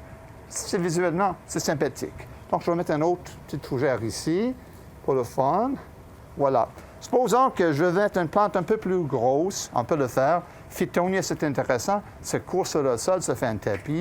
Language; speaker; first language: French; native; French